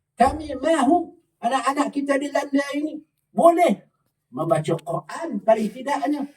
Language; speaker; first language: Malay; native; Malay